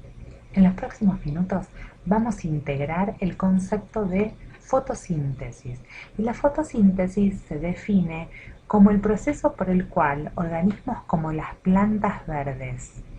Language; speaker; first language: Spanish; native; Spanish